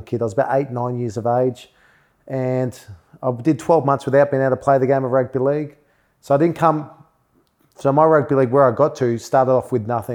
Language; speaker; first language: English; native; English